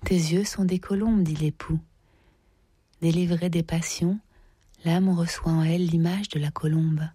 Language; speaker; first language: French; native; French